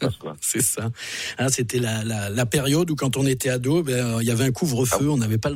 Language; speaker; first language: French; native; French